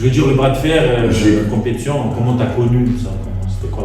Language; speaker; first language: French; native; French